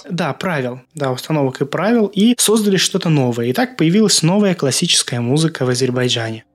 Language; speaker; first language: Russian; non-native, local second language; Azerbaijani